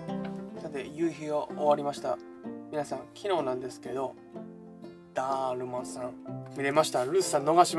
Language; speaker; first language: Japanese; native; Japanese